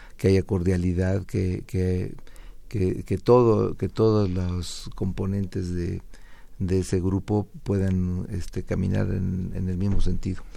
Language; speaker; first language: Spanish; native; Spanish